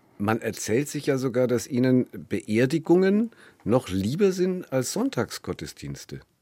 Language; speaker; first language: German; native; German